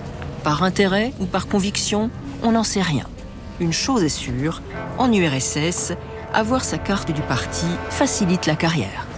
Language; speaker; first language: French; native; French